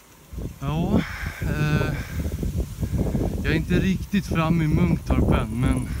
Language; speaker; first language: Swedish; native; Swedish